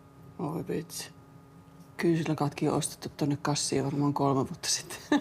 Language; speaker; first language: Finnish; native; Finnish